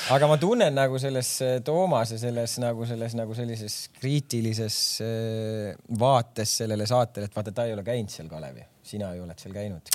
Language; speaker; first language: Estonian; native; Estonian